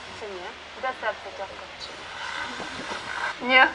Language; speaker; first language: Ukrainian; native; Ukrainian